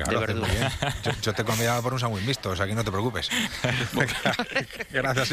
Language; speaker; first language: Spanish; native; Spanish